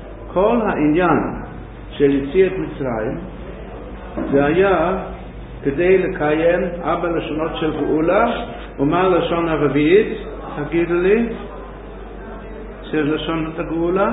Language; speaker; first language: Hebrew; non-native, fluent; English